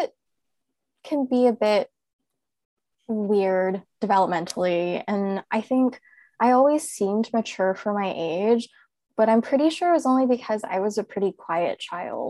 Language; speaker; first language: English; native; English